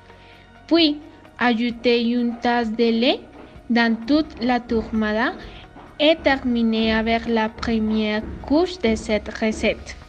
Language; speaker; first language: French; non-native, learner; Spanish